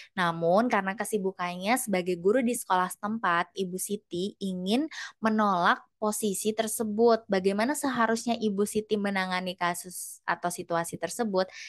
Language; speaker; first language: Indonesian; native; Indonesian